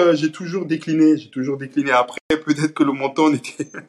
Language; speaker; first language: French; early bilingual, other home language; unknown